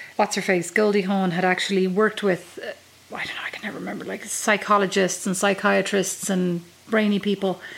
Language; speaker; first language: English; native; English